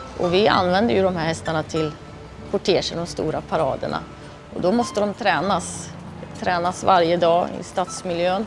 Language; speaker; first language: Swedish; native; Swedish